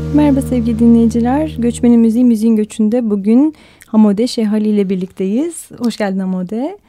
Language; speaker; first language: Turkish; native; Turkish